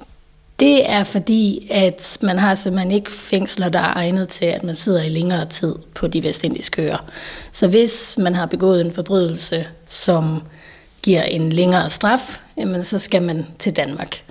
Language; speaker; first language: Danish; native; Danish